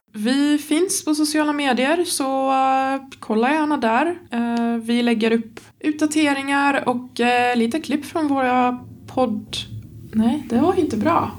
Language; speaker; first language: Swedish; non-native, fluent; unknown